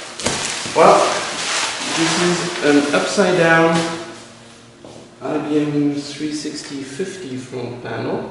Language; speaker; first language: English; non-native, fluent; French